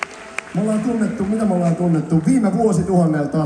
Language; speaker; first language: Finnish; native; Finnish